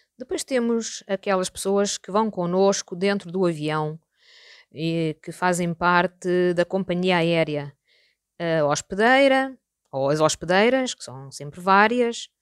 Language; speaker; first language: Portuguese; native; Portuguese